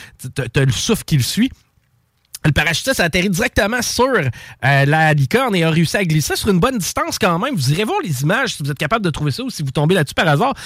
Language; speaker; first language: French; native; French